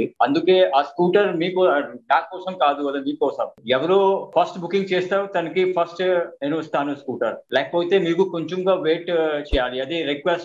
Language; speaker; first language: Telugu; non-native, local second language; Hindi